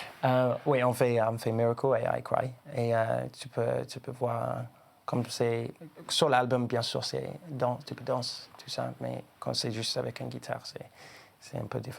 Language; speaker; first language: French; non-native, learner; English